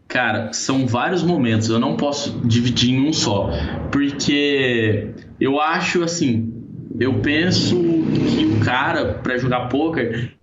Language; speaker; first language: Portuguese; native; Portuguese